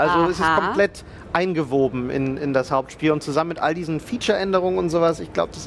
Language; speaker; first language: German; native; German